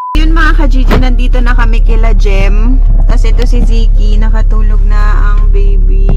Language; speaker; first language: Filipino; native; Filipino